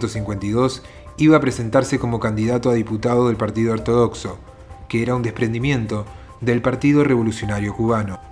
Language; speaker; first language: Spanish; native; Spanish